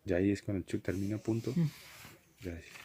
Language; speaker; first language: Spanish; native; Spanish